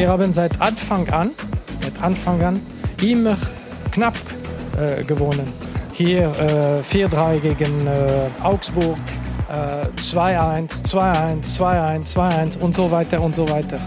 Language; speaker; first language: German; non-native, fluent; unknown